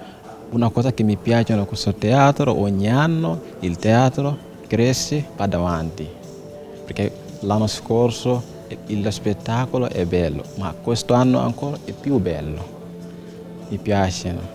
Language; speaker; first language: Italian; non-native, learner; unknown